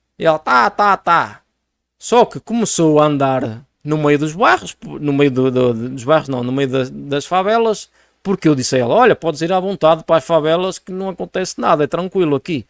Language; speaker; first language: Portuguese; native; Portuguese